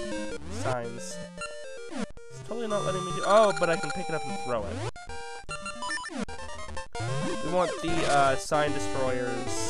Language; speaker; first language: English; native; English